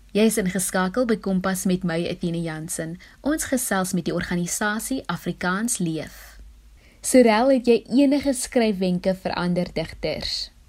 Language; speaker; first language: Afrikaans; native; Afrikaans